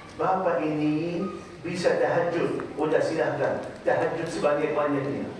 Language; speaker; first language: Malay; non-native, fluent; Arabic